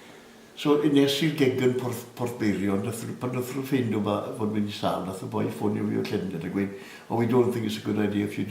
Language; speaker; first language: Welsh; native; Welsh